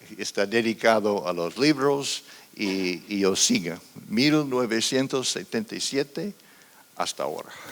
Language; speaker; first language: Spanish; non-native, fluent; English